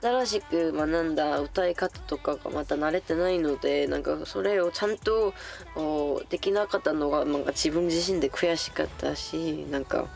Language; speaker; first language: Japanese; non-native, fluent; Korean